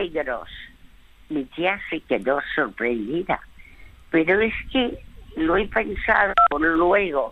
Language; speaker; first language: Spanish; early bilingual, other home language; French